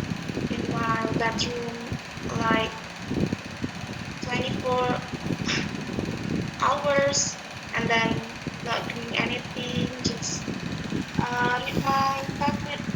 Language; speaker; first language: English; non-native, learner; Indonesian